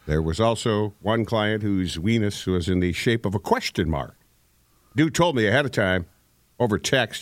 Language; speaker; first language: English; native; English